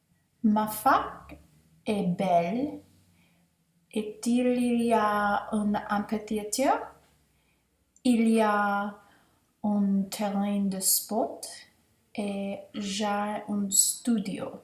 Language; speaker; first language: French; non-native, learner; English